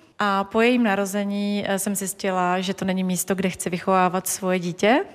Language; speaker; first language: Czech; native; Czech